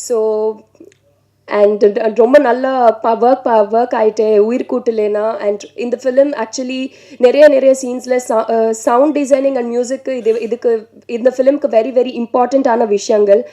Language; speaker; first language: Tamil; non-native, learner; Telugu